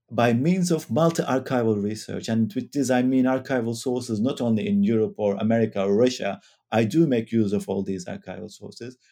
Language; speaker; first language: English; non-native, fluent; Turkish